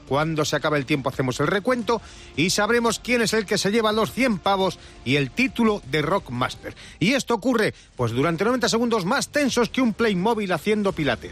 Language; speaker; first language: Spanish; native; Spanish